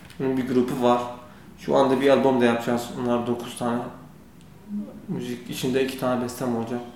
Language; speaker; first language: Turkish; non-native, learner; Kurdish